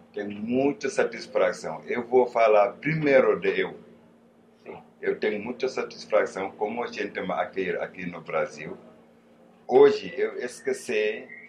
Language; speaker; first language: Portuguese; non-native, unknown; Wolof